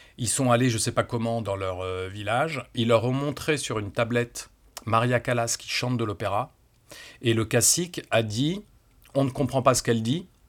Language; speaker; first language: French; native; French